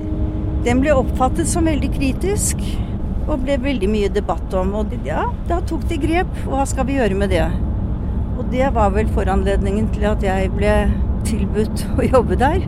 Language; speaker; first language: Norwegian; native; Norwegian